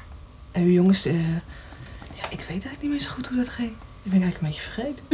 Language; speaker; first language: Dutch; native; Dutch